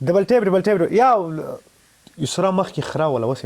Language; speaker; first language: Arabic; non-native, learner; Pashto